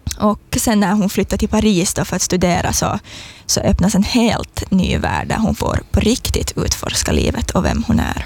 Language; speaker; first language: Swedish; native; Swedish